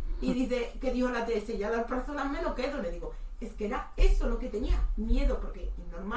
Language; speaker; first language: Spanish; native; Spanish